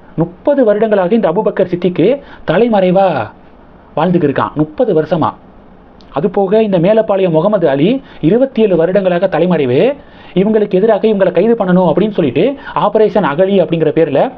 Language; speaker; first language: Tamil; native; Tamil